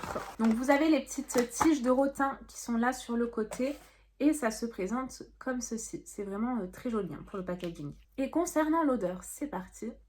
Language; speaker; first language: French; native; French